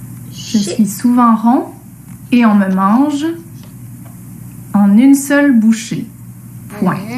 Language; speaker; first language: French; native; French